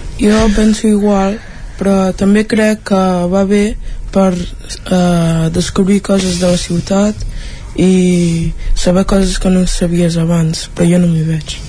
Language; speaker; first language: Catalan; early bilingual, other home language; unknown